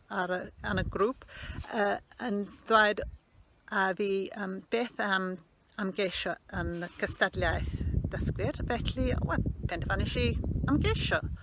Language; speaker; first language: Welsh; non-native, learner; English